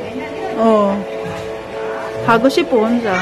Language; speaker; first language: Korean; non-native, fluent; Filipino